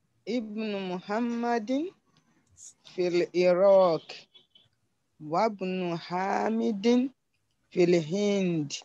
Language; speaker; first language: Arabic; non-native, learner; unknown